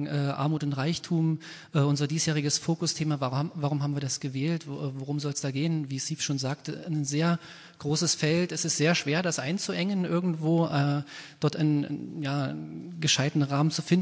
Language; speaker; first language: German; native; German